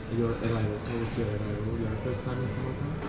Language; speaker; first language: English; non-native, fluent; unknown